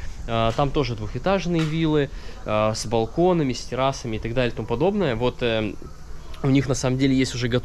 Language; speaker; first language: Russian; native; Russian